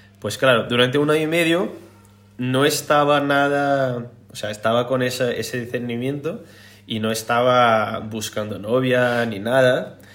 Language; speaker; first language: Spanish; non-native, fluent; Portuguese